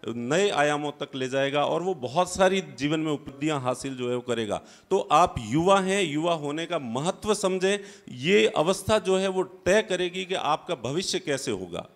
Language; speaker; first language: Hindi; native; Hindi